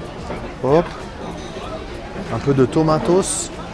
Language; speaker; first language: French; native; French